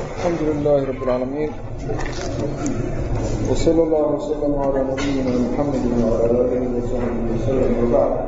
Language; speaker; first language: Arabic; non-native, local second language; Somali